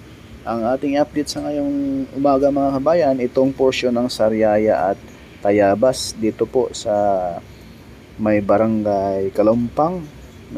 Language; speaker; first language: Filipino; native; Filipino